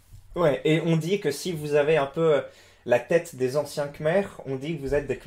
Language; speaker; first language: French; native; French